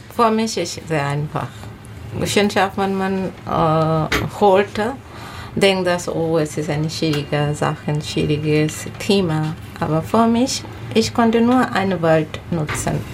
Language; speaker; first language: German; non-native, learner; Bangla